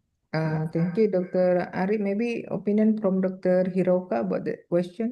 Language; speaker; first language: English; non-native, fluent; Indonesian